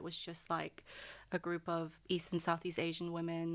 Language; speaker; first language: English; non-native, local second language; Cantonese